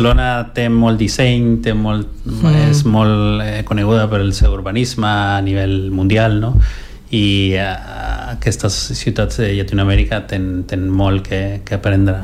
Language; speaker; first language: Catalan; non-native, fluent; Spanish